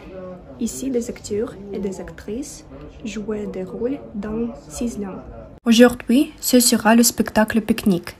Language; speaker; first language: French; non-native, learner; Russian